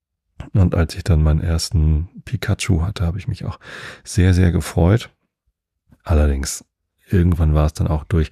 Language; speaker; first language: German; native; German